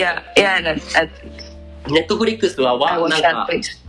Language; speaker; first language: Japanese; non-native, learner; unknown